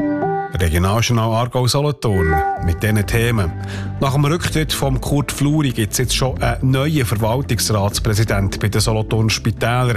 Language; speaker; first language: German; native; German